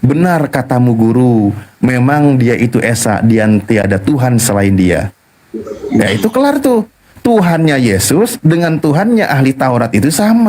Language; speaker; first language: Indonesian; native; Indonesian